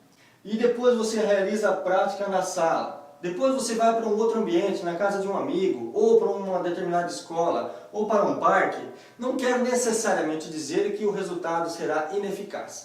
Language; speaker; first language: Portuguese; native; Portuguese